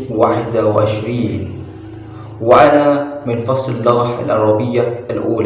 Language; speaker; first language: Arabic; non-native, learner; Indonesian